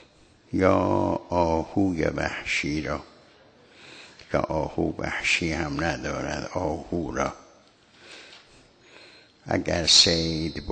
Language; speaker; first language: Persian; native; Persian